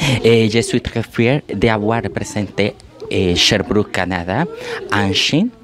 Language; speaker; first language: French; non-native, learner; Spanish